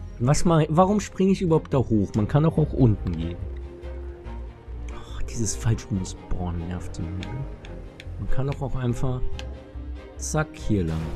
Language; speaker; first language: German; native; German